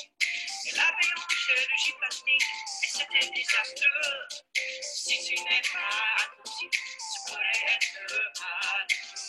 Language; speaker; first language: French; non-native, learner; English